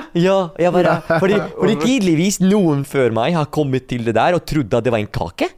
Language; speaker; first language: Norwegian; non-native, fluent; Arabic